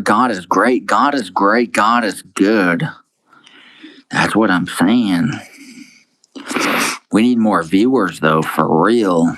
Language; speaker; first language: English; native; English